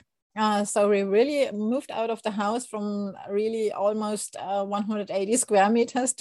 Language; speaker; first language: English; non-native, fluent; German